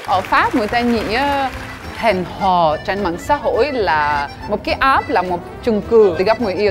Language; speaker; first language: Vietnamese; non-native, fluent; French